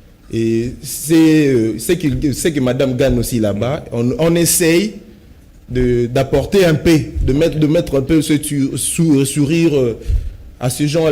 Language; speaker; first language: French; non-native, local second language; Lingala